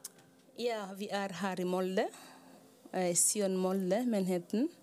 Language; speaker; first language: Norwegian; non-native, learner; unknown